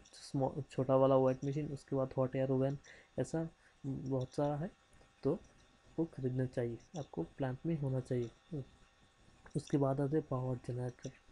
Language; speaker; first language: Hindi; non-native, local second language; Bangla